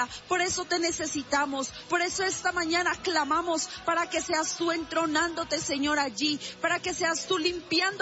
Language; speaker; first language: Spanish; native; Spanish